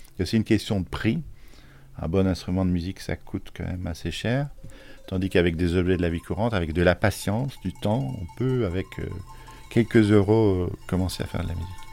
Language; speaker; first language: French; native; French